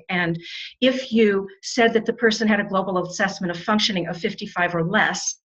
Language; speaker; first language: English; native; English